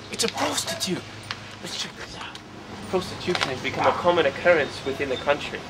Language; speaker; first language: English; native; English